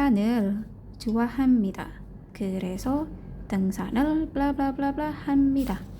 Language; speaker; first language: Korean; non-native, learner; Indonesian